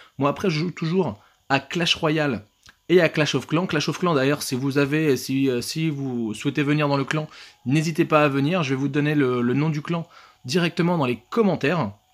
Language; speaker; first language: French; native; French